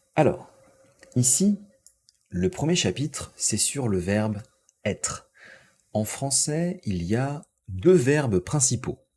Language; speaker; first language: French; native; French